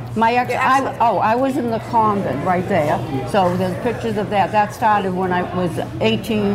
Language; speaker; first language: English; native; English